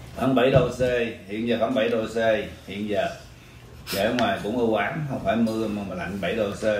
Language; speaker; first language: Vietnamese; early bilingual, other home language; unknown